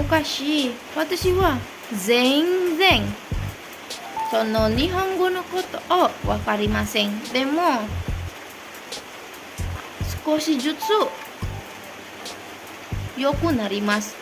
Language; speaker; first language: Japanese; non-native, learner; Indonesian